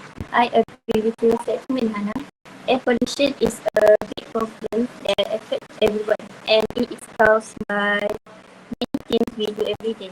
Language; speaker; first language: English; non-native, local second language; Malay